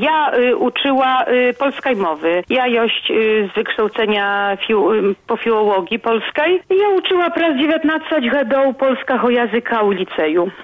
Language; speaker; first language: Polish; non-native, local second language; Belarusian